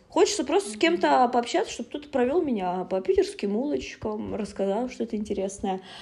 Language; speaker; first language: Russian; native; Russian